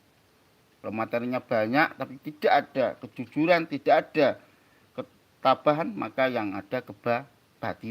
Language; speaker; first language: Indonesian; native; Indonesian